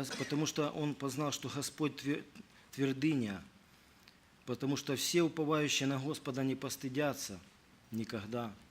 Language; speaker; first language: Russian; native; Russian